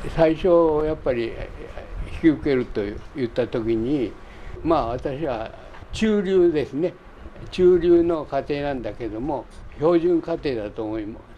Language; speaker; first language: Japanese; native; Japanese